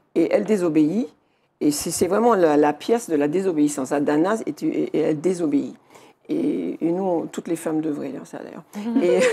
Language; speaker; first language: French; native; French